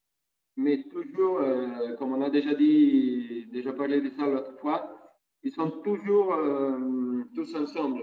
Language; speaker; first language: French; non-native, fluent; Italian